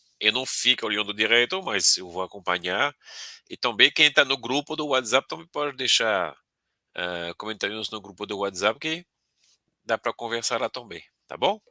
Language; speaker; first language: Portuguese; non-native, fluent; French